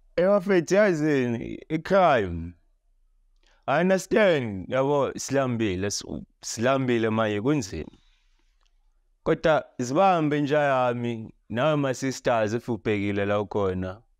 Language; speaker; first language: Zulu; native; Zulu